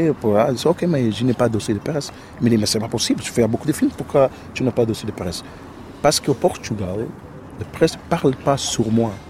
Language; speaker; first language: French; non-native, learner; Portuguese